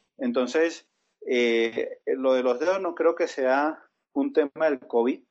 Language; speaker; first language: Spanish; native; Spanish